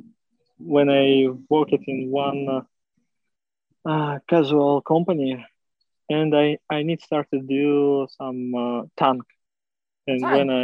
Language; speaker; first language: English; non-native, learner; Russian